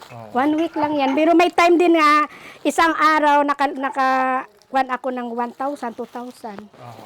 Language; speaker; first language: Filipino; non-native, local second language; Aklanon